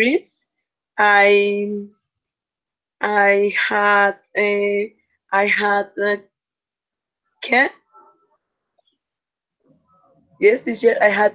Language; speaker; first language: English; non-native, learner; Spanish